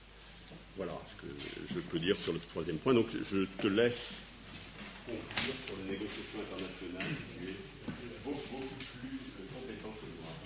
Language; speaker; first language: French; native; French